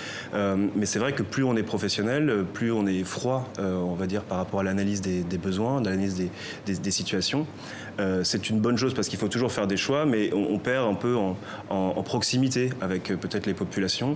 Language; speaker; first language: French; native; French